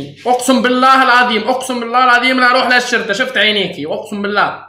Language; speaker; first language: Arabic; native; Arabic